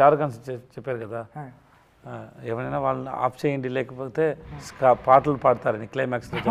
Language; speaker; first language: Telugu; non-native, learner; Tamil